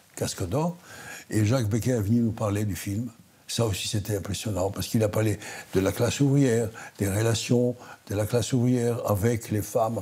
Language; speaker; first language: French; non-native, fluent; Greek